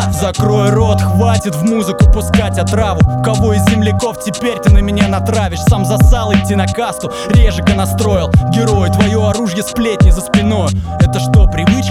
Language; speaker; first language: Russian; native; Russian